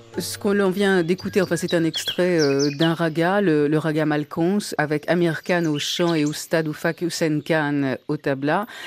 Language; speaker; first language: French; native; French